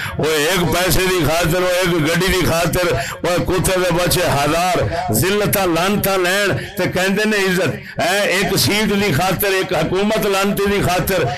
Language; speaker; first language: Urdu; non-native, local second language; Punjabi